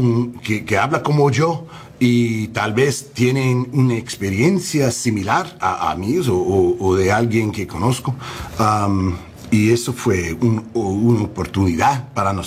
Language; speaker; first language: Spanish; non-native, learner; English